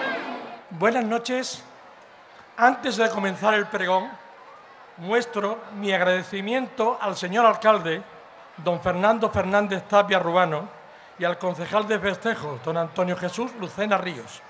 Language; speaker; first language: Spanish; native; Spanish